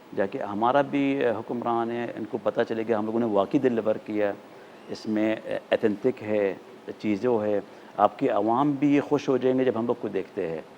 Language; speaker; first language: Urdu; non-native, fluent; Arabic